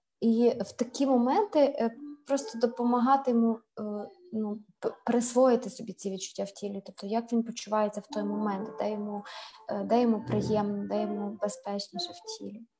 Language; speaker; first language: Ukrainian; native; Ukrainian